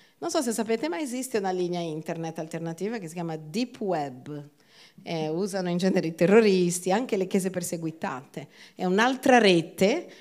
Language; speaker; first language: Italian; non-native, fluent; Portuguese